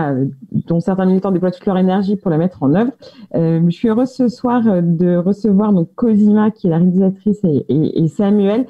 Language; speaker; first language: French; native; French